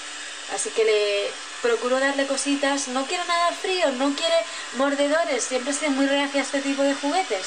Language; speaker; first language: Spanish; native; Spanish